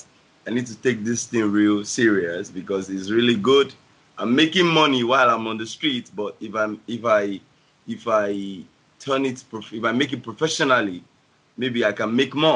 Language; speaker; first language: English; non-native, local second language; Yoruba